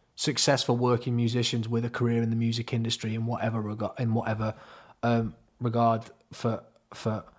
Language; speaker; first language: English; native; English